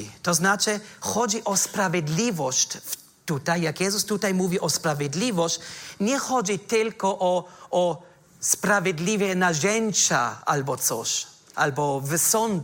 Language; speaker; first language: Polish; non-native, fluent; German